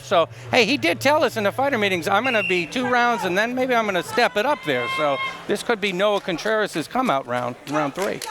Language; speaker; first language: English; native; English